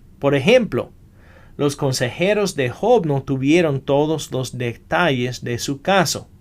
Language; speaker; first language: Spanish; non-native, fluent; English